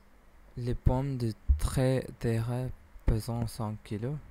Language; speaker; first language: French; non-native, learner; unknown